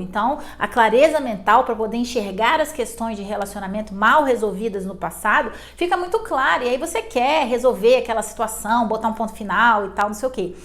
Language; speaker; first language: Portuguese; native; Portuguese